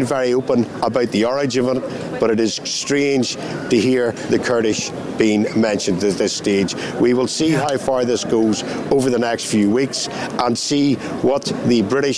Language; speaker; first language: English; native; English